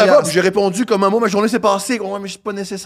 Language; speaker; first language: French; native; French